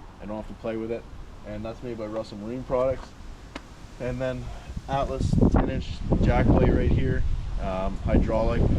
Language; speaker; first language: English; native; English